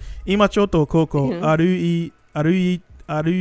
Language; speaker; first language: Japanese; non-native, learner; English